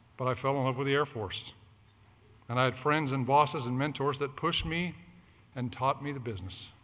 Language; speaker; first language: English; native; English